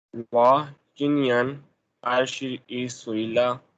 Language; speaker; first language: Chinese; non-native, learner; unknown